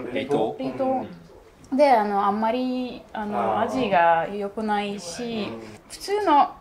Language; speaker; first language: Japanese; non-native, fluent; Russian